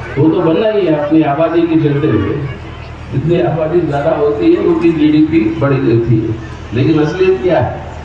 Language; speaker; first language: Hindi; non-native, local second language; Telugu